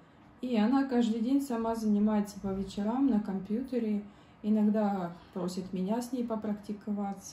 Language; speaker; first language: Russian; native; Russian